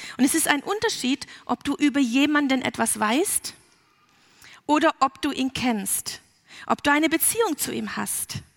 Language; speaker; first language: German; early bilingual, heritage; German